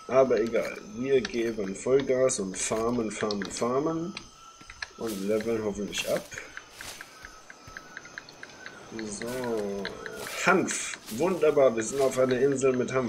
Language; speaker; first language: German; native; German